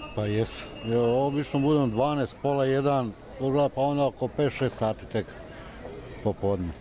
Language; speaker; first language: Serbian; native; Serbian